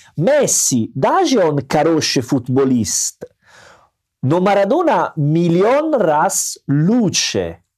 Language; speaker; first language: Russian; non-native, fluent; Italian